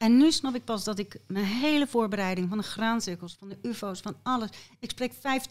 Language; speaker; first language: Dutch; native; Dutch